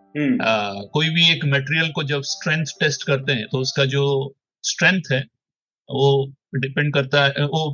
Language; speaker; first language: Hindi; non-native, local second language; Odia